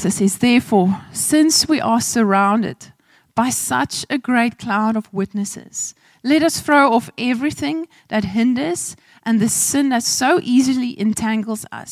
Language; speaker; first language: English; non-native, local second language; Afrikaans